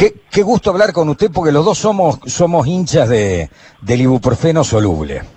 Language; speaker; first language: Spanish; native; Spanish